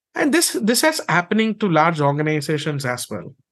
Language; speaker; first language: English; non-native, local second language; Malayalam